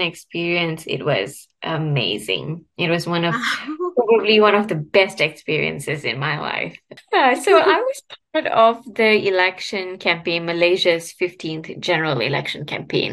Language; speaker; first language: English; non-native, local second language; Tamil